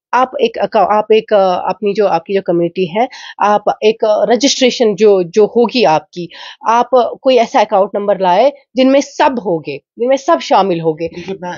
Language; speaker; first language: Hindi; non-native, local second language; Kashmiri